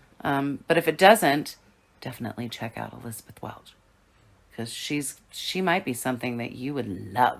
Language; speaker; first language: English; native; English